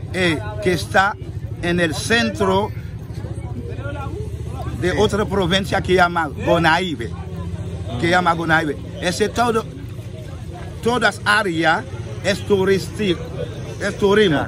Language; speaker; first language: Spanish; non-native, fluent; Haitian Creole